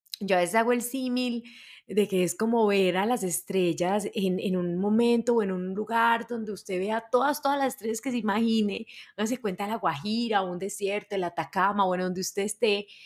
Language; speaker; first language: Spanish; native; Spanish